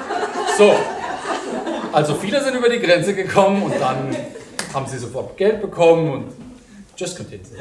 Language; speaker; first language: German; native; German